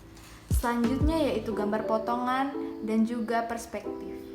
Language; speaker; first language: Indonesian; native; Indonesian